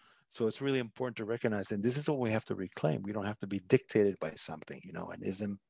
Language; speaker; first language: English; non-native, fluent; Spanish